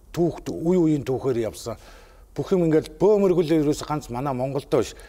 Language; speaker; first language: Mongolian; native; Mongolian